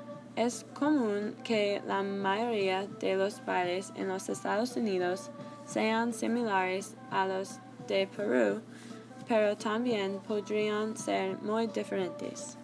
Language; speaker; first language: Spanish; non-native, learner; English